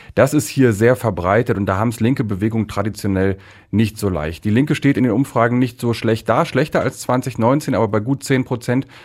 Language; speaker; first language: German; native; German